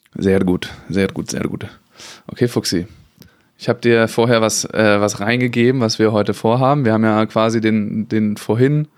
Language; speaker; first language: German; native; German